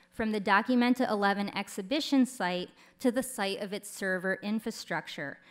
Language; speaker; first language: English; native; English